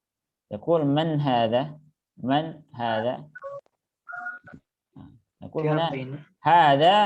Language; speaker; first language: Arabic; non-native, fluent; Indonesian